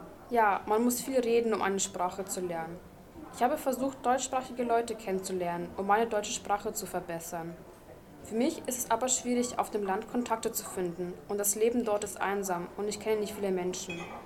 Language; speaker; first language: German; non-native, fluent; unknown